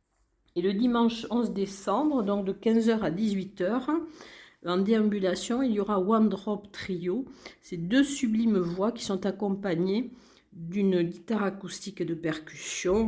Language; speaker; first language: French; native; French